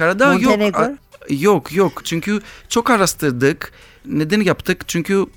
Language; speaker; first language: Turkish; non-native, learner; Greek